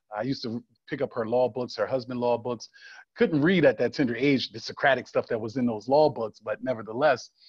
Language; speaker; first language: English; native; English